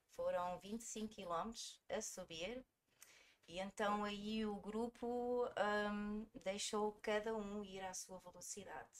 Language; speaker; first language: Portuguese; early bilingual, heritage; Portuguese